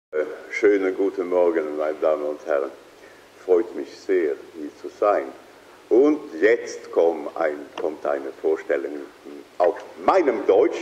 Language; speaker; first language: German; non-native, fluent; Swedish